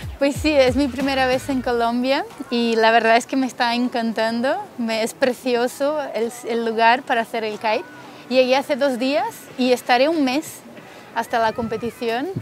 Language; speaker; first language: Spanish; non-native, fluent; Portuguese